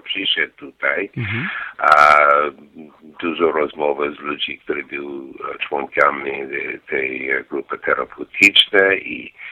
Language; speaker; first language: Polish; non-native, learner; English